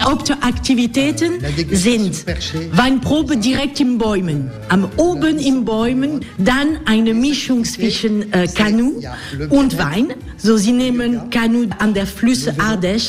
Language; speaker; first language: German; non-native, fluent; French